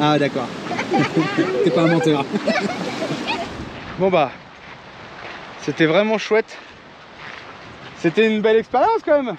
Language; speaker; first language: French; native; French